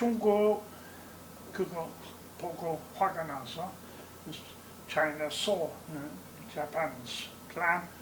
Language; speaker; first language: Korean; non-native, learner; English